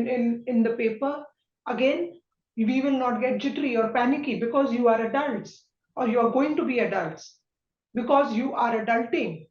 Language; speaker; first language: English; non-native, local second language; Hindi